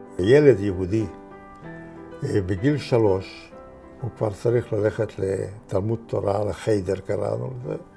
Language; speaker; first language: Hebrew; non-native, fluent; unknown